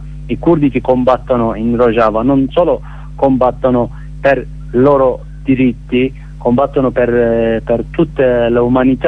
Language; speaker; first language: Italian; non-native, learner; Kurdish